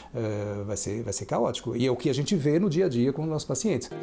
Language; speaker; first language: Portuguese; native; Portuguese